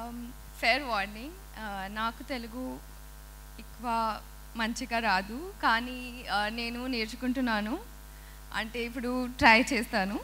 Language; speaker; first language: Telugu; non-native, learner; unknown